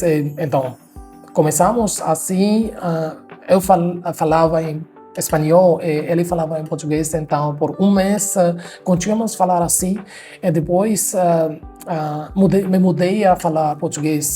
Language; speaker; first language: Portuguese; non-native, fluent; Haryanvi